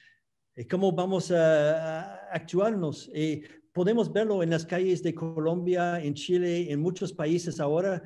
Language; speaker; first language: Spanish; non-native, fluent; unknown